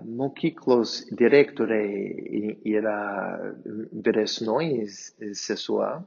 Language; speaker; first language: Lithuanian; non-native, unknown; English